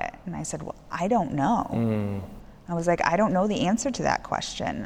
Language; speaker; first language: English; native; English